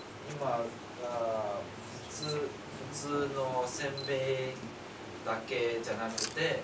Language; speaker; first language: Japanese; non-native, learner; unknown